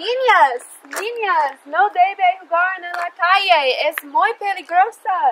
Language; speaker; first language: Spanish; non-native, learner; English